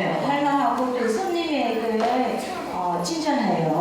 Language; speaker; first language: Korean; non-native, learner; Vietnamese